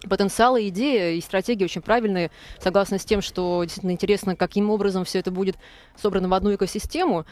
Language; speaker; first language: Russian; native; Russian